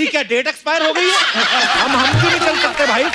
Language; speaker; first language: Hindi; native; Hindi